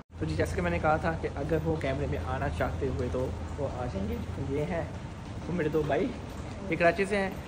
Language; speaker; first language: Urdu; non-native, local second language; Punjabi